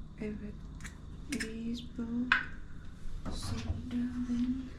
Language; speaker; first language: Turkish; non-native, learner; Lao